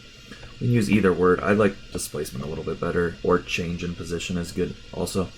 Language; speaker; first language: English; native; English